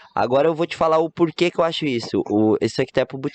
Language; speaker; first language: Portuguese; native; Portuguese